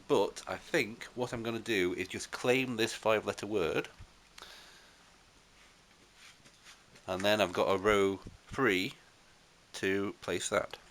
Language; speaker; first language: English; native; English